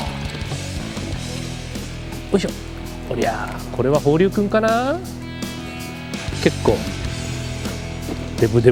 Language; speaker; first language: Japanese; native; Japanese